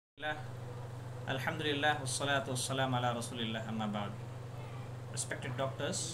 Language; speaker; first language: Urdu; native; Urdu